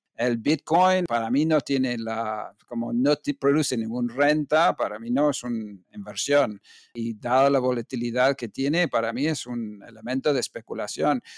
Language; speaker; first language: Spanish; non-native, fluent; English